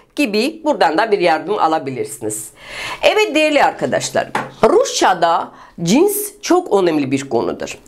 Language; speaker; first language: Turkish; non-native, fluent; Russian